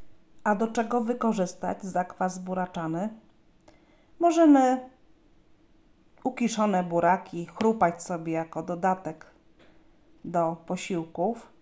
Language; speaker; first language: Polish; native; Polish